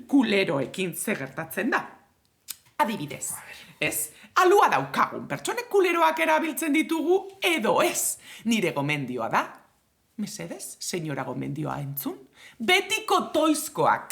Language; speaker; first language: Basque; native; Basque